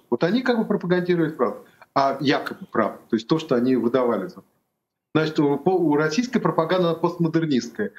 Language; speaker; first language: Russian; native; Russian